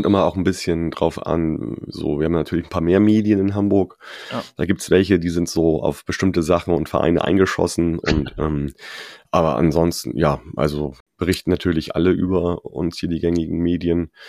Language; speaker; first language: German; native; German